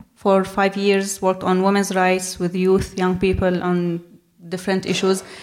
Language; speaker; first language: English; non-native, fluent; Arabic